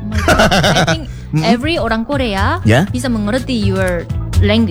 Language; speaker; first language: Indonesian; non-native, learner; Korean